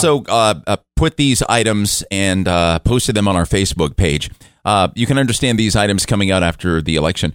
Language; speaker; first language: English; native; English